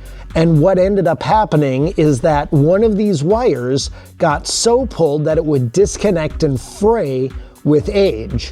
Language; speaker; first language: English; native; English